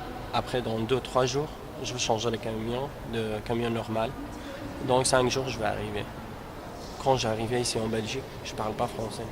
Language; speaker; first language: French; non-native, learner; Kurdish